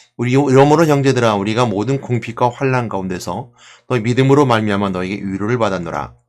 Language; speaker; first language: Korean; native; Korean